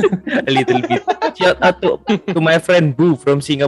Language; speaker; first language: English; non-native, learner; Indonesian